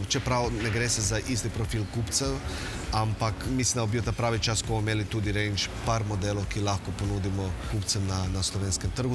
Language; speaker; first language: Slovenian; native; Slovenian